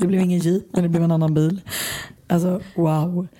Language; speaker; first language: Swedish; native; Swedish